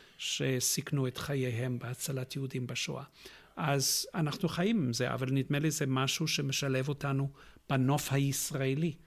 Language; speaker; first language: Hebrew; non-native, fluent; English